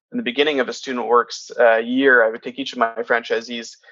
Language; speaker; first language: English; native; English